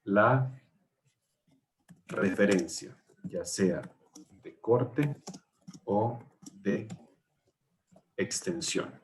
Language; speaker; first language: Spanish; native; Spanish